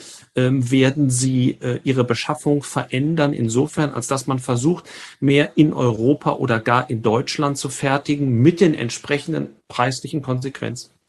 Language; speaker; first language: German; native; German